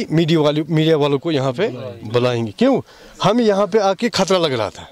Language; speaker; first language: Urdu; non-native, local second language; Kashmiri